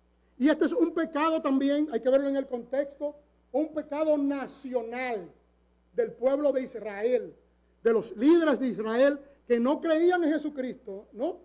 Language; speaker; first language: Spanish; native; Spanish